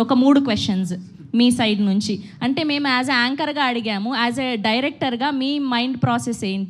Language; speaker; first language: Telugu; native; Telugu